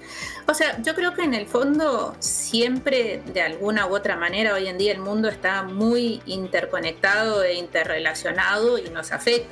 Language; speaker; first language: Spanish; native; Spanish